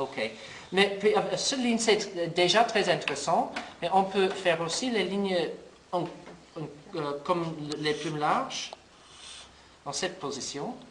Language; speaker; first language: French; non-native, learner; English